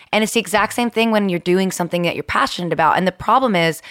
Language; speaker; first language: English; early bilingual, other home language; Spanish